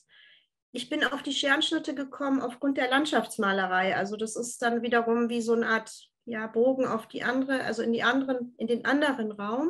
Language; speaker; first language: German; early bilingual, other home language; Turkish